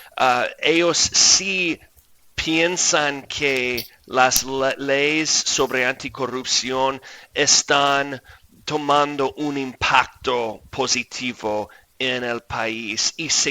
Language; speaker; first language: Spanish; non-native, fluent; English